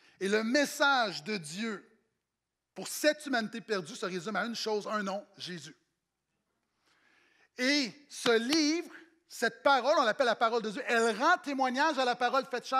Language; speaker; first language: French; native; French